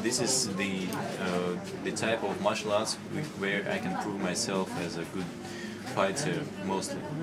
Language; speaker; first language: English; non-native, fluent; Russian